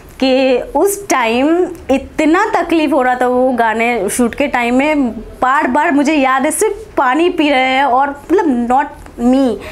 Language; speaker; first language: Hindi; non-native, local second language; Bangla